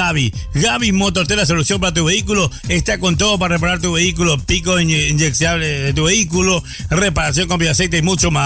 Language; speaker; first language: Spanish; native; Spanish